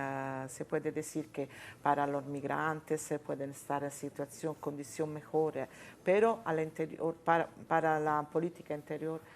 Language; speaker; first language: Spanish; non-native, fluent; Italian